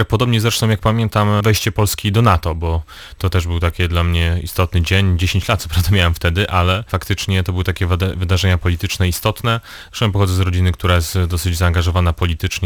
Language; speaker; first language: Polish; native; Polish